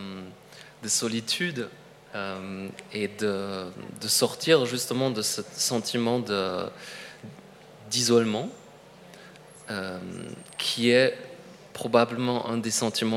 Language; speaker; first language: French; non-native, fluent; Polish